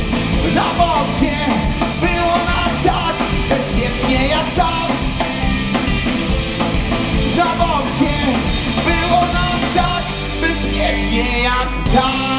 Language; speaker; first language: Polish; native; Polish